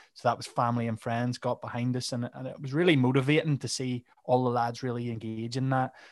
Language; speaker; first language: English; native; English